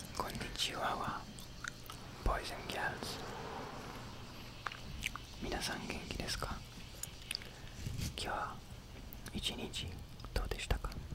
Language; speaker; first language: Japanese; non-native, learner; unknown